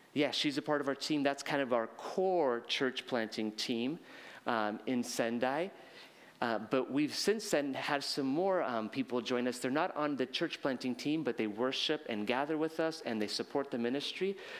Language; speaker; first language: English; early bilingual, heritage; English